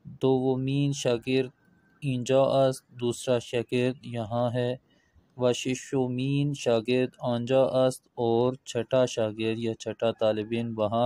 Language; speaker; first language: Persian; non-native, fluent; Urdu